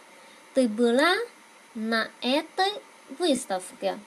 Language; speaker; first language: Russian; non-native, fluent; Vietnamese